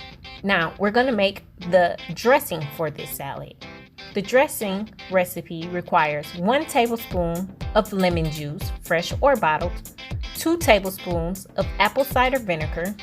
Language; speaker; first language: English; native; English